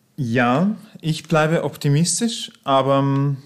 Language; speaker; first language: German; non-native, fluent; Russian